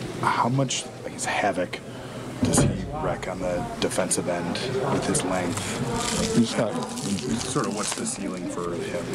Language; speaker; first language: English; native; English